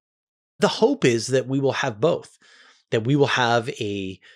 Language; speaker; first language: English; native; English